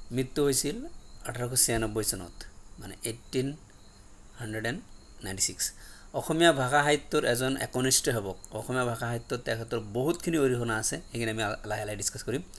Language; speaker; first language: Assamese; non-native, local second language; Bangla